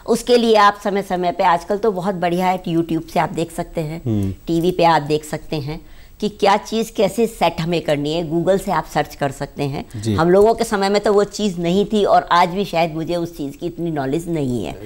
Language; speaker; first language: Hindi; native; Hindi